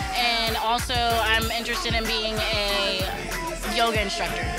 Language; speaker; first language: English; native; English